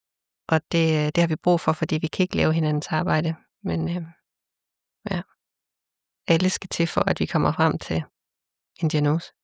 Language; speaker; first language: Danish; native; Danish